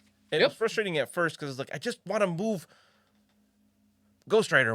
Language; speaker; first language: English; native; English